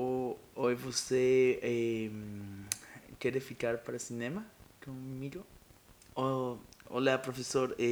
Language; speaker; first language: Portuguese; non-native, learner; Spanish